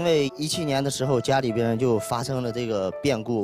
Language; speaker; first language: Chinese; native; Chinese